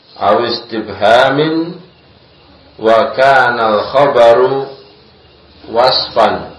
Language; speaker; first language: Arabic; non-native, fluent; Indonesian